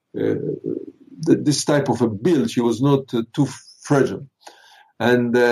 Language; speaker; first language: English; non-native, fluent; Hebrew